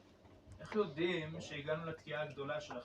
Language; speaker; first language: Hebrew; non-native, learner; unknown